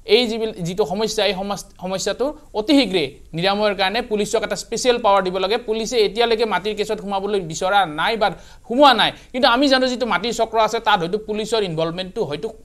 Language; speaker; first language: Assamese; native; Assamese